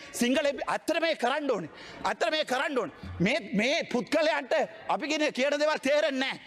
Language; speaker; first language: Sinhala; non-native, local second language; Tamil